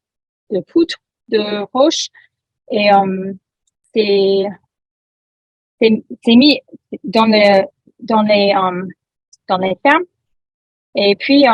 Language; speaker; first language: French; non-native, learner; English